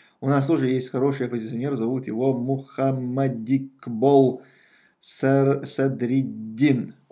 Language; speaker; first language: Russian; non-native, local second language; Chechen